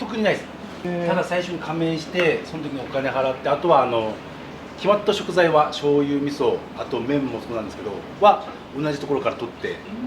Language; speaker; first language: Japanese; native; Japanese